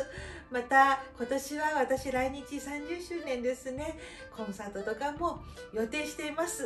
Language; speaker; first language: Japanese; non-native, fluent; Chinese